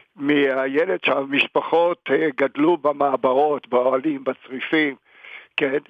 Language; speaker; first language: Hebrew; native; Hebrew